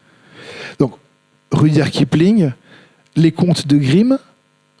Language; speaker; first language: French; native; French